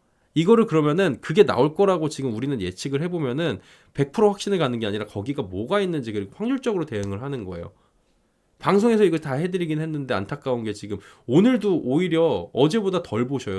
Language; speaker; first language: Korean; native; Korean